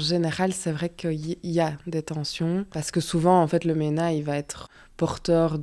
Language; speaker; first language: French; native; French